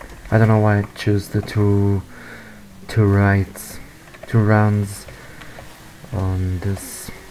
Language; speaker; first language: English; non-native, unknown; Portuguese